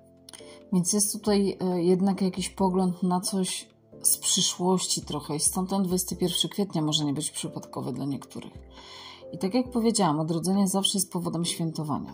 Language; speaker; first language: Polish; native; Polish